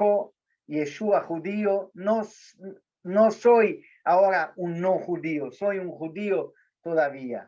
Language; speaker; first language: Spanish; non-native, learner; Portuguese